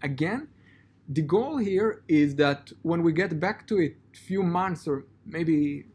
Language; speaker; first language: English; non-native, fluent; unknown